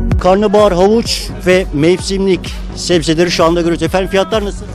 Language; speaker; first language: Turkish; native; Turkish